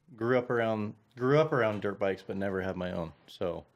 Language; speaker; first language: English; native; English